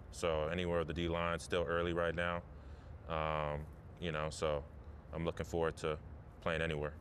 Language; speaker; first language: English; native; English